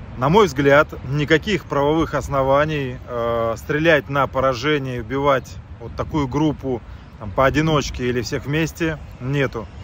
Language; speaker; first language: Russian; native; Russian